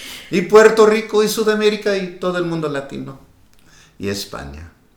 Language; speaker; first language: Spanish; non-native, fluent; English